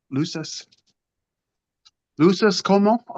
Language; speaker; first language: Spanish; non-native, learner; English